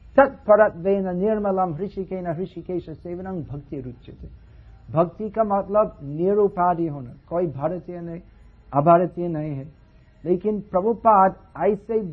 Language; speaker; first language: Hindi; non-native, fluent; English